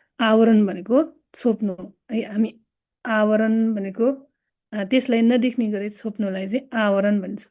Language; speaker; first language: Nepali; non-native, local second language; Newari